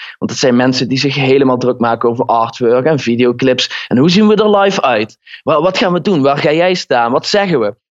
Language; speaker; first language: Dutch; native; Dutch